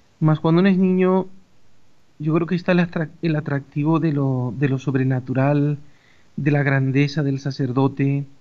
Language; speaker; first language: Spanish; native; Spanish